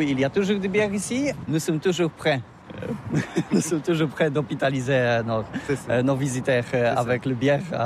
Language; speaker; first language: French; non-native, learner; Polish